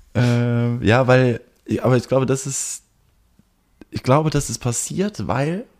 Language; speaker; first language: German; early bilingual, heritage; German